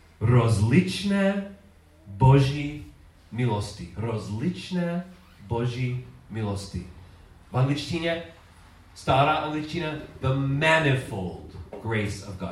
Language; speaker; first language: Czech; non-native, learner; English